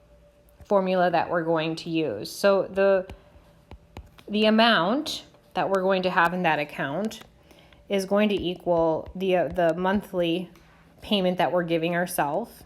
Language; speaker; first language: English; native; English